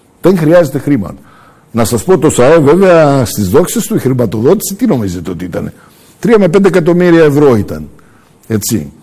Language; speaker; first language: Greek; early bilingual, heritage; Greek